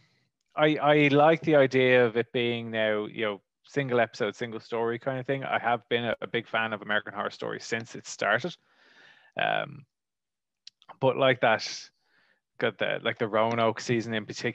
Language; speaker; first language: English; native; English